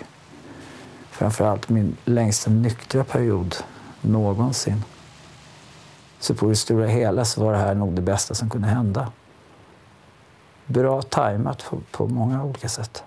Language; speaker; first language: Swedish; native; Swedish